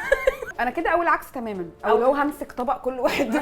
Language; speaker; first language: Arabic; native; Arabic